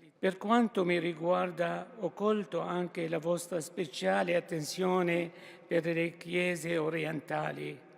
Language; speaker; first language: Italian; non-native, fluent; Arabic